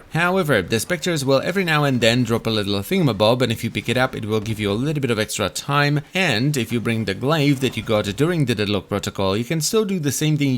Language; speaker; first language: English; non-native, fluent; Czech